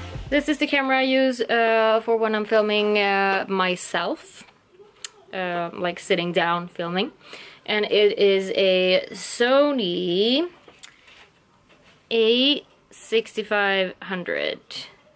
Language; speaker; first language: English; non-native, fluent; Swedish